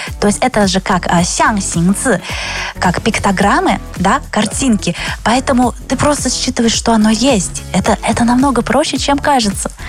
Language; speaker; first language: Russian; early bilingual, other home language; Chinese